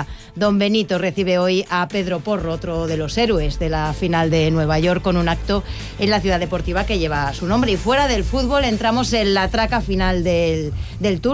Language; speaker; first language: Spanish; native; Spanish